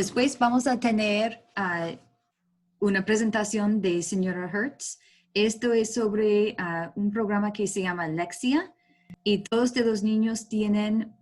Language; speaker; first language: Spanish; non-native, learner; English